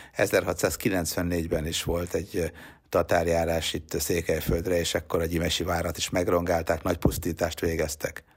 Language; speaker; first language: Hungarian; native; Hungarian